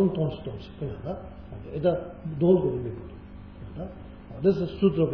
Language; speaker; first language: Russian; non-native, learner; Tibetan